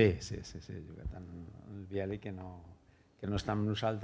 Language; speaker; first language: Catalan; non-native, local second language; Spanish